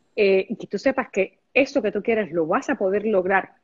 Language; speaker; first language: Spanish; native; Spanish